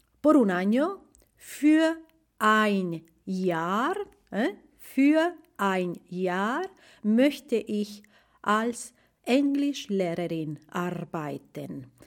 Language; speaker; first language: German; non-native, fluent; Spanish